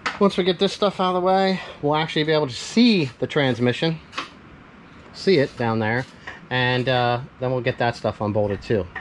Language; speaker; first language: English; native; English